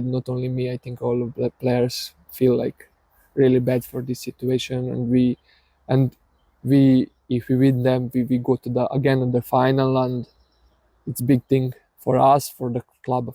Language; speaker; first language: English; non-native, learner; Serbian